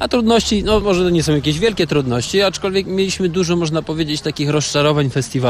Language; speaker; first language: Polish; native; Polish